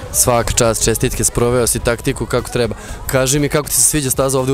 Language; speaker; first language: Serbian; native; Serbian